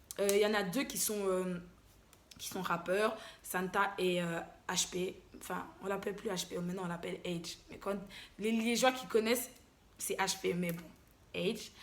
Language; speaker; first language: French; early bilingual, other home language; Lingala